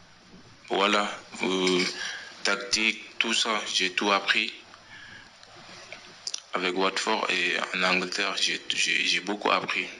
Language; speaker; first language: French; non-native, local second language; Wolof